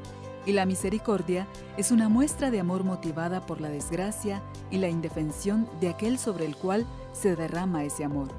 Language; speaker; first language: Spanish; native; Spanish